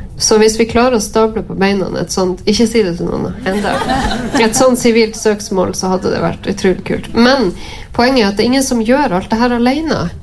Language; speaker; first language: Norwegian; native; Norwegian